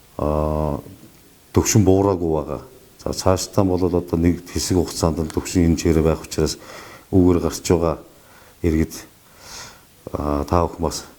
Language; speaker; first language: Mongolian; native; Mongolian